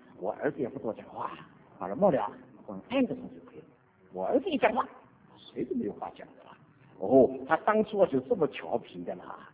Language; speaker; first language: Chinese; native; Chinese